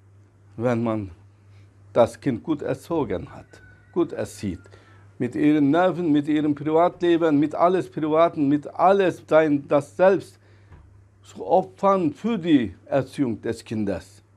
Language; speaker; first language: German; non-native, fluent; Turkish